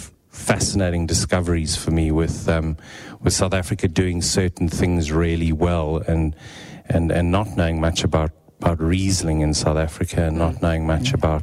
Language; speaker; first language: English; native; English